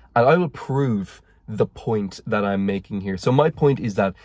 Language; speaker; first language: English; native; English